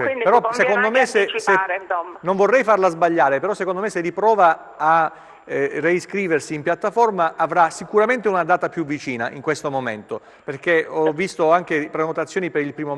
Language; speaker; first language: Italian; native; Italian